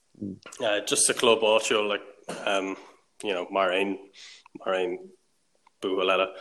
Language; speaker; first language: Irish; non-native, local second language; English